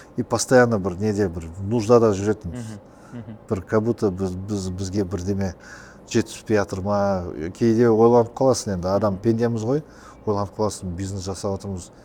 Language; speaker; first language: Kazakh; non-native, local second language; Russian